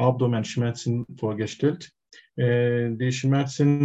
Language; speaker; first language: German; non-native, learner; Turkish